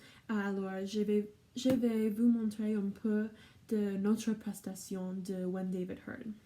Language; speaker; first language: French; non-native, learner; English